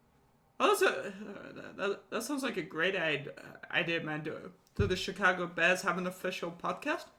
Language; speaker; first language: English; native; English